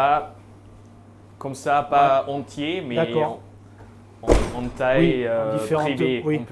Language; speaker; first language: French; non-native, fluent; German